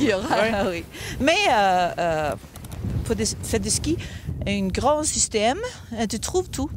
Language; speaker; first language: French; non-native, learner; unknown